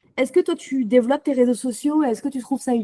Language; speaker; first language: French; native; French